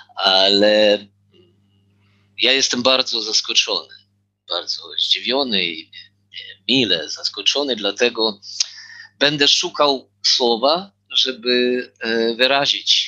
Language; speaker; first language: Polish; non-native, learner; Ukrainian